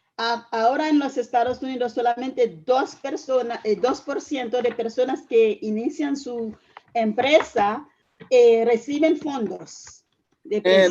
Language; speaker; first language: Spanish; non-native, fluent; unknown